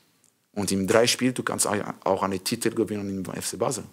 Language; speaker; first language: German; non-native, learner; French